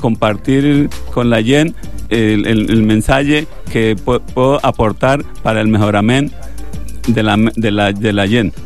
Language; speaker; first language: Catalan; non-native, learner; Spanish